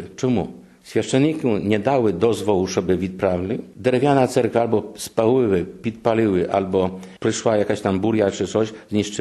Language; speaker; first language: Ukrainian; non-native, fluent; Polish